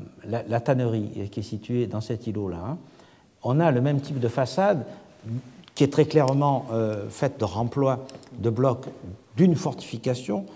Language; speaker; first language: French; native; French